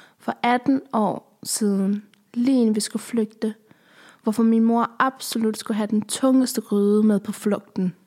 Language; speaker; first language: Danish; early bilingual, other home language; Persian